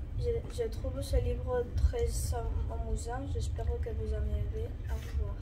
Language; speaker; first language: French; non-native, learner; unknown